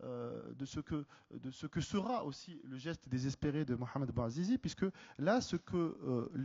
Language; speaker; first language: French; native; French